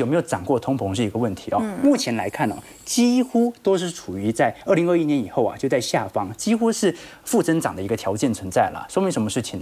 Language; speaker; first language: Chinese; native; Chinese